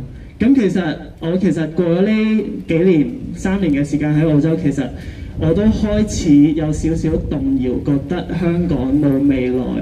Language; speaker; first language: Cantonese; native; Cantonese